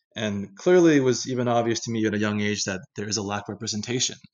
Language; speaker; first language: English; native; English